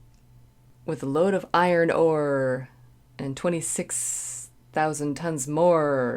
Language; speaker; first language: English; native; English